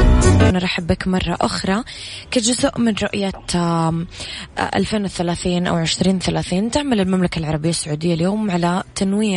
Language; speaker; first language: Arabic; native; Arabic